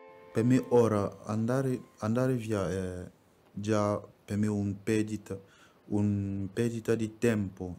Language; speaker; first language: Italian; non-native, fluent; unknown